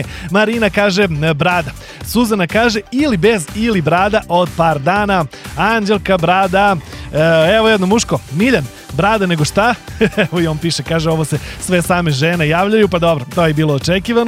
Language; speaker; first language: Serbian; native; Serbian